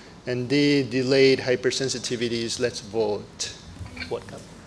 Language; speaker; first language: English; non-native, fluent; Thai